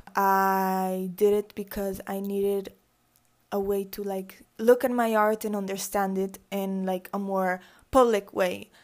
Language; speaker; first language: English; early bilingual, other home language; Spanish